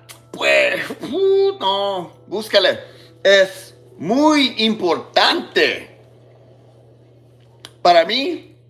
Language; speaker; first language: Spanish; non-native, learner; English